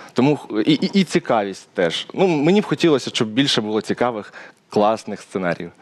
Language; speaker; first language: Ukrainian; native; Ukrainian